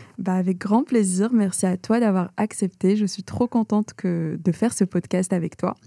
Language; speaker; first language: French; early bilingual, other home language; Arabic